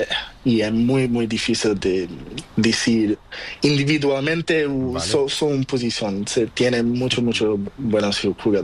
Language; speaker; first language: Spanish; non-native, local second language; Portuguese